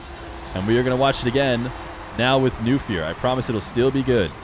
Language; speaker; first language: English; native; English